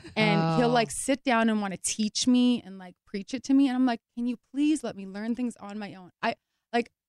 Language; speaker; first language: English; native; English